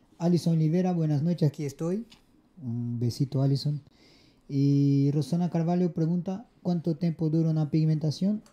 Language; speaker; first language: Spanish; non-native, fluent; Portuguese